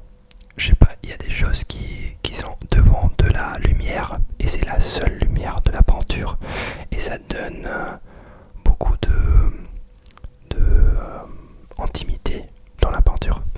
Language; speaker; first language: French; non-native, fluent; English